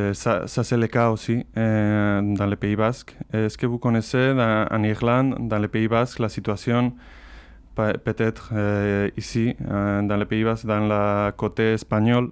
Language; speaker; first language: French; non-native, learner; Spanish